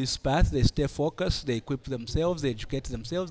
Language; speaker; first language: English; non-native, local second language; Bemba